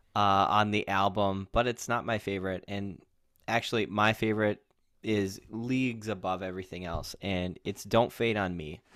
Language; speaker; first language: English; native; English